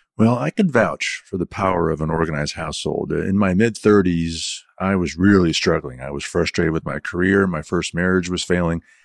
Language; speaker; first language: English; native; English